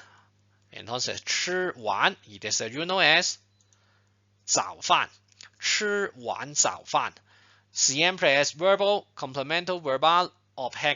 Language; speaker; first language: Spanish; non-native, fluent; Chinese